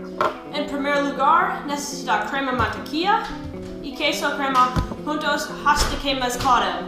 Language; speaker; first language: Spanish; non-native, learner; English